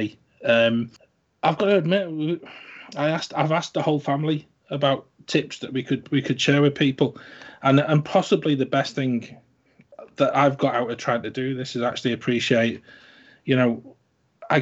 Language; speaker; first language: English; native; English